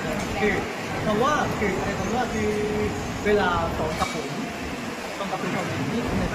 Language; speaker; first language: Thai; non-native, learner; Korean